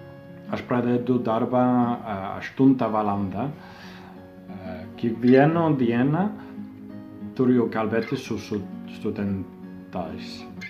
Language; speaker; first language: Lithuanian; non-native, learner; English